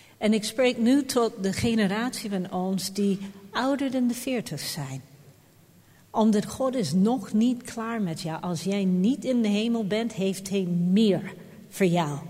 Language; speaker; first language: Dutch; non-native, fluent; English